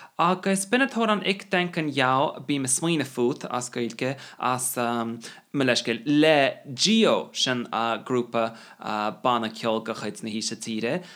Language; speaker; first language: Irish; non-native, local second language; English